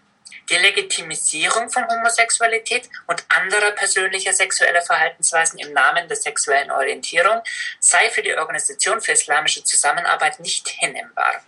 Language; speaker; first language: German; native; German